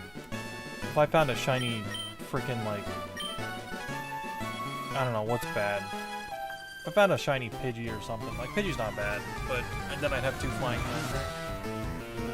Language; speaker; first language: English; native; English